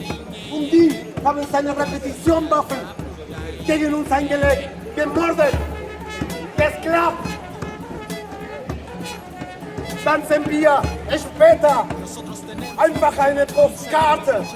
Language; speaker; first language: German; non-native, learner; Spanish